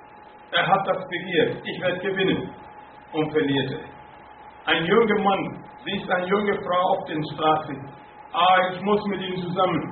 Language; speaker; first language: German; non-native, fluent; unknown